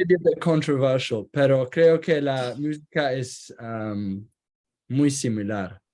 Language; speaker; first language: Spanish; non-native, learner; Kurdish